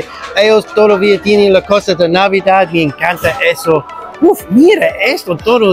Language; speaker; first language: Spanish; non-native, learner; English